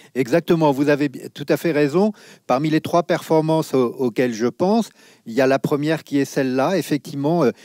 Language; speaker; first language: French; native; French